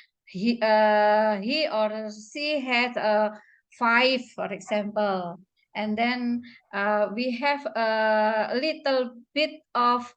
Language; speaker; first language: English; non-native, fluent; Indonesian